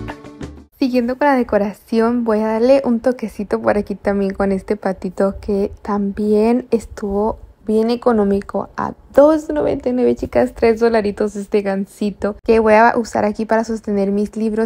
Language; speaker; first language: Spanish; native; Spanish